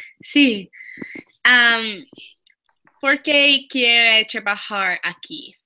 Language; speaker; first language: Spanish; non-native, learner; English